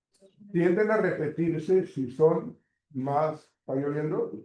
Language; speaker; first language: Spanish; native; Spanish